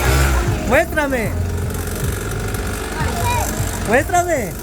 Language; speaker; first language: Spanish; non-native, learner; French